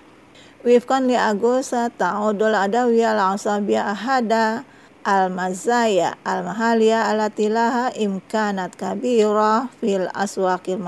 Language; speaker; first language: Arabic; non-native, fluent; Indonesian